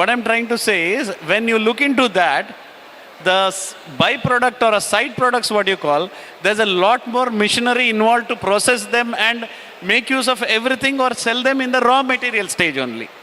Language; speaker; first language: English; non-native, local second language; Kannada